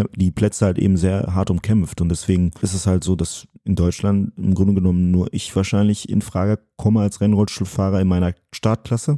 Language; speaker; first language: German; early bilingual, other home language; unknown